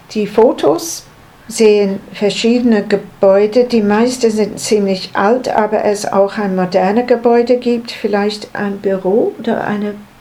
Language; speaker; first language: German; non-native, learner; English